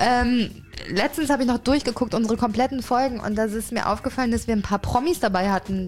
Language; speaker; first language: German; native; German